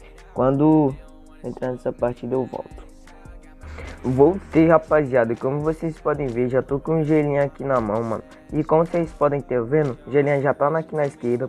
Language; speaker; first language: Portuguese; native; Portuguese